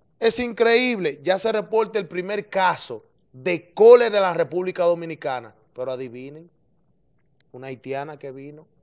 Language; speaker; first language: Spanish; native; Spanish